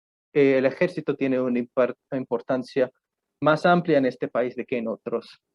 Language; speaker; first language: Spanish; non-native, fluent; Punjabi